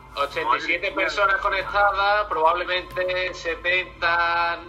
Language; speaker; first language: Spanish; native; Spanish